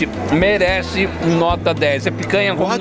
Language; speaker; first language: Portuguese; native; Portuguese